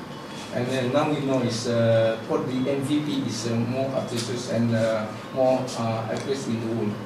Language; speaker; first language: English; non-native, learner; Indonesian